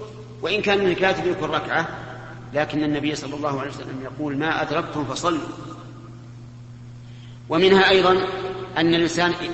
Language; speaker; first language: Arabic; native; Arabic